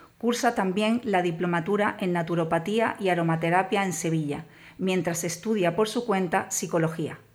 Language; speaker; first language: Spanish; native; Spanish